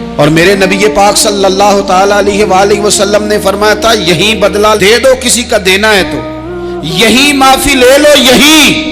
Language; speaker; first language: Urdu; non-native, local second language; Punjabi